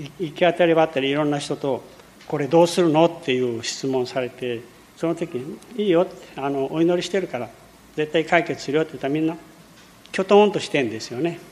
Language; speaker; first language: Japanese; early bilingual, heritage; Portuguese